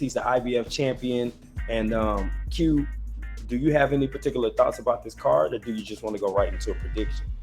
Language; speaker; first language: English; native; English